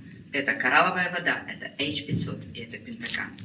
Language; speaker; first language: Russian; native; Russian